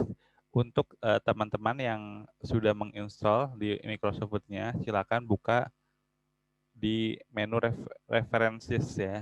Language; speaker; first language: Indonesian; native; Indonesian